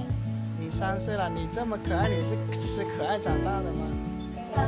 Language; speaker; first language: Chinese; native; Chinese